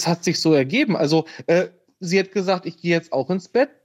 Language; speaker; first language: German; native; German